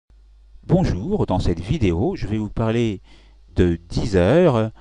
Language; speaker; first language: French; native; French